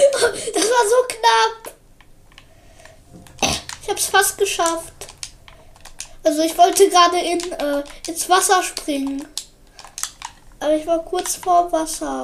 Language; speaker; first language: German; native; German